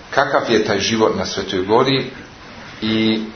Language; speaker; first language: Serbian; early bilingual, heritage; Serbian